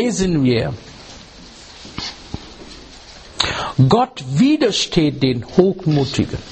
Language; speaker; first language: German; non-native, learner; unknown